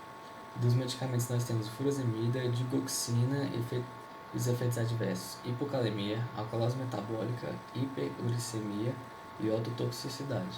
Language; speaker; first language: Portuguese; native; Portuguese